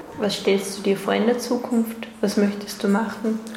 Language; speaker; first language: German; native; German